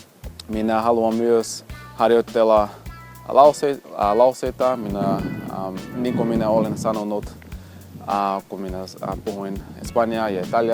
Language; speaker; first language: Finnish; non-native, fluent; Portuguese